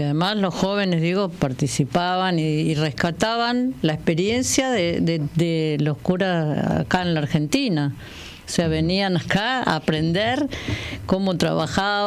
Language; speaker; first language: Spanish; native; Spanish